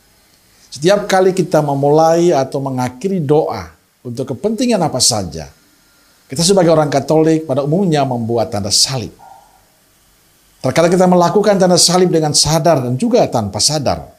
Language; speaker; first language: Indonesian; native; Indonesian